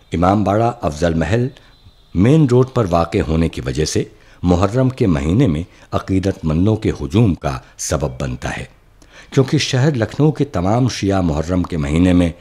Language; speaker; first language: Urdu; native; Urdu